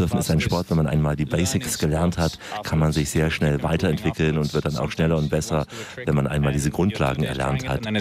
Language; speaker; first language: German; native; German